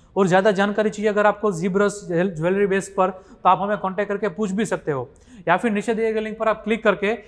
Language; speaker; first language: Hindi; non-native, local second language; Gujarati